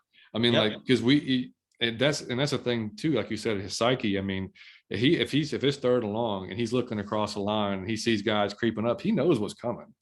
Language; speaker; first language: English; native; English